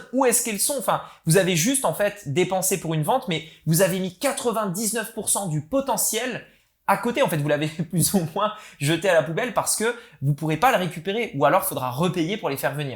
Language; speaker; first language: French; native; French